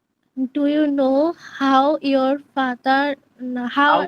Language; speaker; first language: English; non-native, learner; Bangla